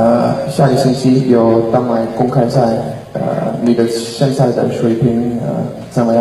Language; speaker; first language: Chinese; non-native, learner; Danish